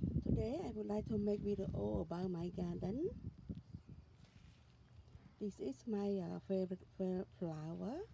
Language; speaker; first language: English; non-native, learner; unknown